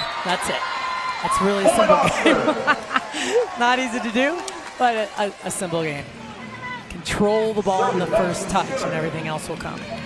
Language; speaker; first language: English; native; English